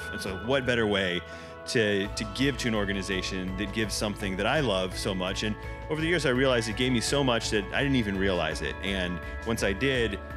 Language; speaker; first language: English; native; English